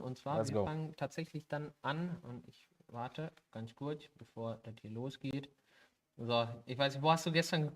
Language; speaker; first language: German; native; German